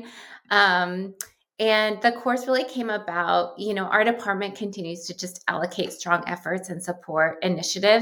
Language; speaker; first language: English; native; English